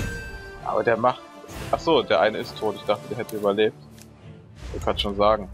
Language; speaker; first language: German; native; German